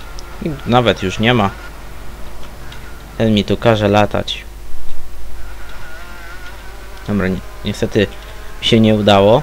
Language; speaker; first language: Polish; native; Polish